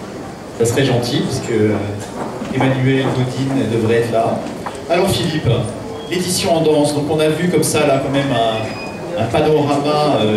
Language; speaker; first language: French; native; French